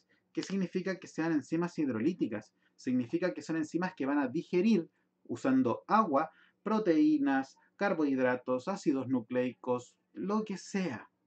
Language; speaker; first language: Spanish; native; Spanish